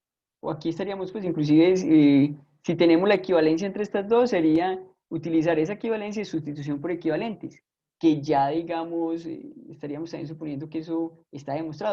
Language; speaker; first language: Spanish; native; Spanish